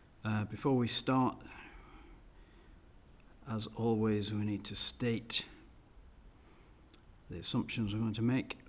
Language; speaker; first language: English; native; English